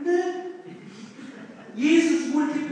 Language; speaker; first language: German; non-native, fluent; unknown